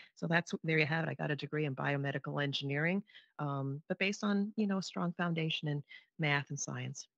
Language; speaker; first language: English; native; English